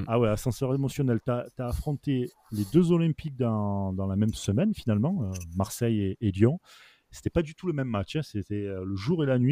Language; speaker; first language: French; native; French